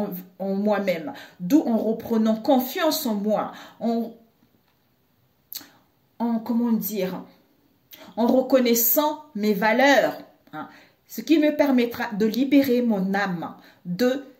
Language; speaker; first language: French; native; French